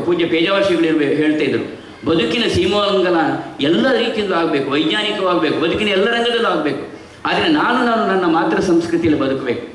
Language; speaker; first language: Kannada; non-native, local second language; Tulu